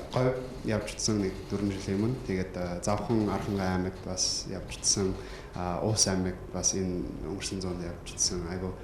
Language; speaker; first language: Mongolian; non-native, fluent; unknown